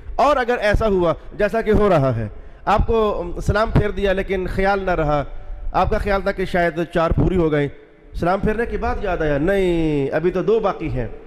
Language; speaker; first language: Urdu; non-native, local second language; Punjabi